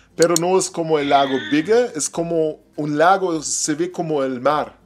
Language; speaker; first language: Spanish; non-native, learner; German